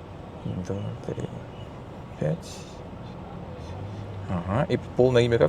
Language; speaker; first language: Russian; native; Russian